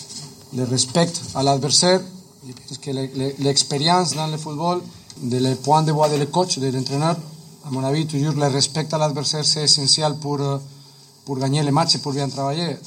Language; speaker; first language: French; non-native, fluent; Spanish